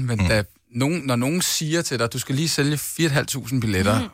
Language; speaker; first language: Danish; native; Danish